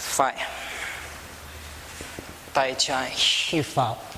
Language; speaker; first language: Vietnamese; non-native, learner; Hindi